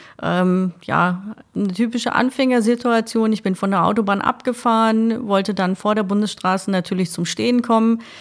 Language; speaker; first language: German; native; German